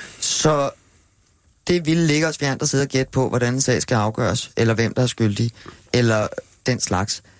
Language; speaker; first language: Danish; native; Danish